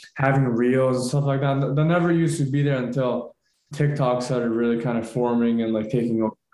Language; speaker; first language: English; early bilingual, other home language; Korean